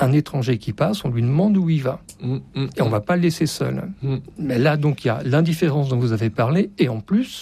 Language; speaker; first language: French; native; French